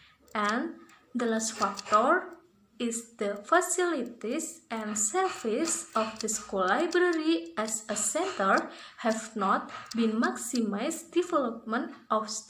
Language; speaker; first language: English; non-native, learner; Indonesian